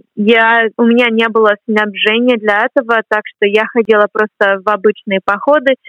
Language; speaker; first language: Russian; non-native, fluent; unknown